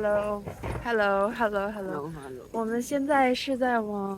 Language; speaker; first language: Chinese; non-native, fluent; English